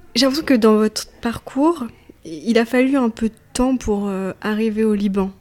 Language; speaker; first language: French; native; French